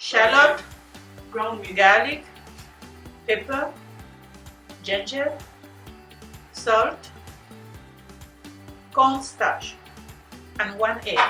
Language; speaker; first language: English; non-native, fluent; French